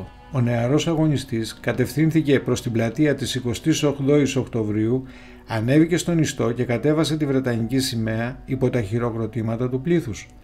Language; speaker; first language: Greek; native; Greek